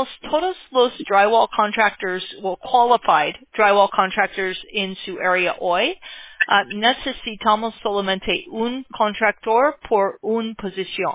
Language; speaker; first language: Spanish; non-native, learner; English